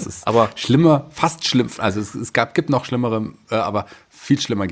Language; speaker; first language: German; native; German